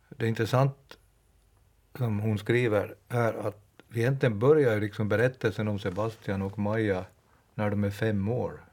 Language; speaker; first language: Swedish; native; Swedish